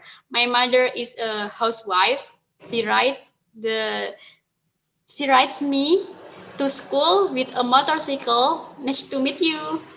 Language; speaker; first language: English; non-native, learner; Indonesian